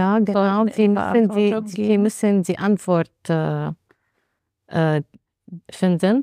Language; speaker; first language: German; non-native, learner; Arabic